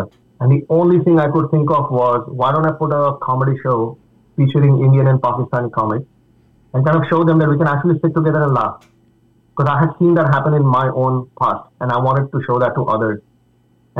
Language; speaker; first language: English; non-native, local second language; Marathi